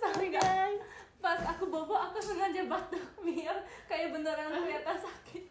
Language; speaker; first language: Indonesian; early bilingual, heritage; Indonesian